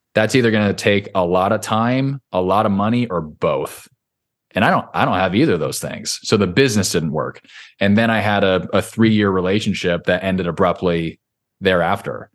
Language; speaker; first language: English; native; English